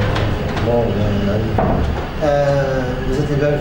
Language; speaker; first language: French; non-native, fluent; Arabic